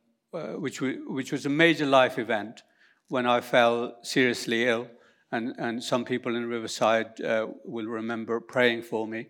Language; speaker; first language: English; early bilingual, other home language; Urdu